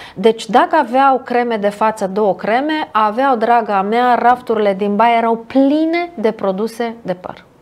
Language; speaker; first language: Romanian; non-native, fluent; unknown